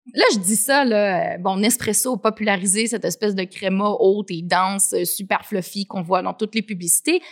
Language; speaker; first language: French; native; French